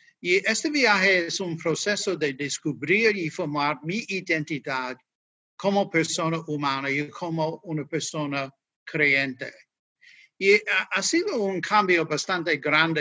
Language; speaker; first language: Spanish; non-native, learner; English